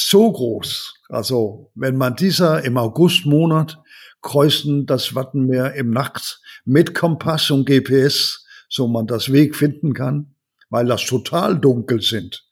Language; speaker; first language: German; non-native, learner; Danish